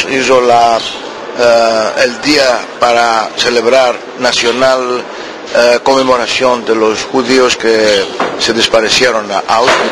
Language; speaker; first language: Spanish; early bilingual, heritage; Ladino